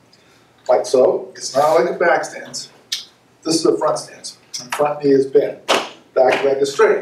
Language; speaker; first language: English; native; English